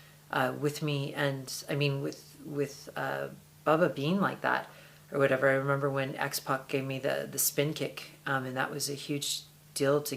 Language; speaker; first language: English; native; English